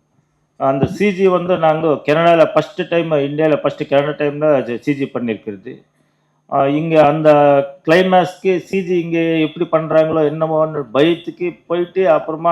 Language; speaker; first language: Tamil; non-native, learner; Kannada